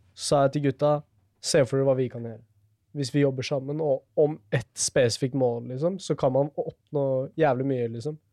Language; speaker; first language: Norwegian; native; Norwegian